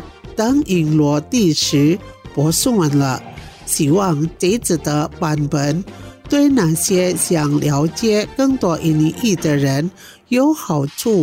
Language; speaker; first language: Chinese; early bilingual, heritage; Chinese